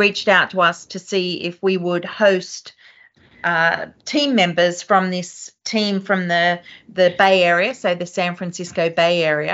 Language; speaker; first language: English; native; English